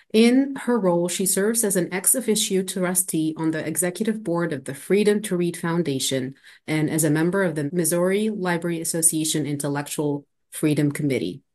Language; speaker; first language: English; non-native, fluent; Arabic